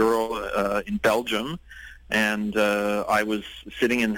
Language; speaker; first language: English; native; English